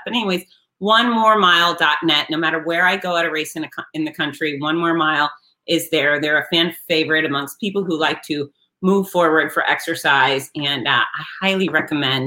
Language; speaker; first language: English; native; English